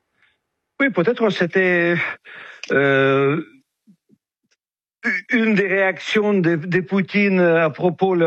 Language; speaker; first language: French; non-native, fluent; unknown